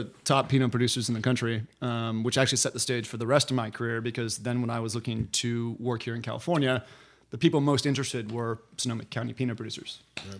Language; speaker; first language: English; native; English